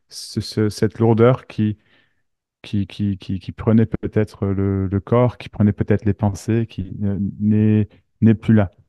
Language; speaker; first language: French; native; French